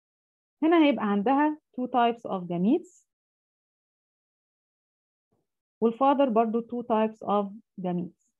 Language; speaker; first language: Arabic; native; Arabic